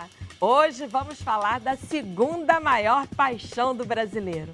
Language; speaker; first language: Portuguese; native; Portuguese